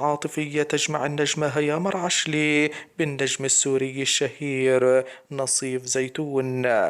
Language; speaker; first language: Arabic; native; Arabic